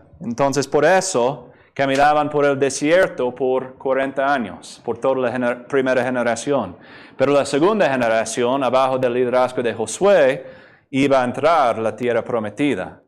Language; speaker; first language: Spanish; non-native, fluent; English